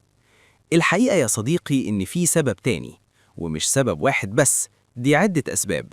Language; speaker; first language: Arabic; native; Arabic